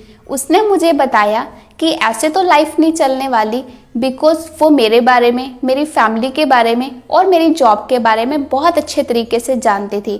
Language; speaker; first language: Hindi; native; Hindi